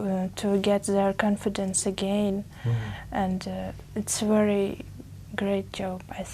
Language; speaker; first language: English; non-native, learner; Uzbek